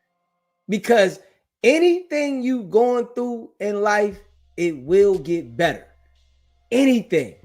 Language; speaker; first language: English; native; English